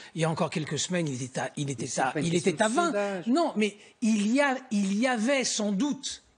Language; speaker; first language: French; native; French